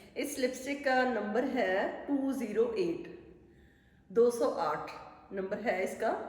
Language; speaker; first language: Hindi; non-native, local second language; Punjabi